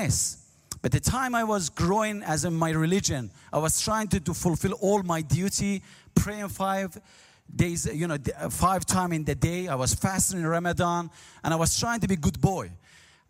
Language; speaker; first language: English; non-native, learner; Azerbaijani